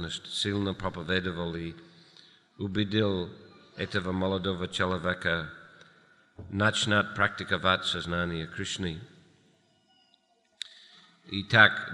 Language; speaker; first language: Russian; non-native, fluent; English